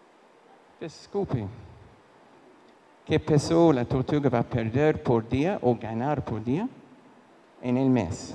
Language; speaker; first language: Spanish; non-native, fluent; English